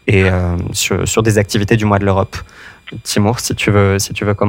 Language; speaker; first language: French; native; French